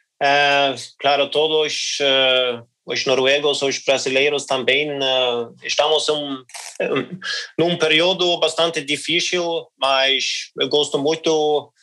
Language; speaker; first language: Portuguese; non-native, learner; Norwegian